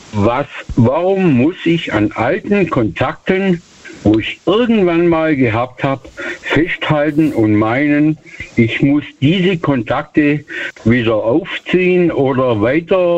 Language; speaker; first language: German; native; German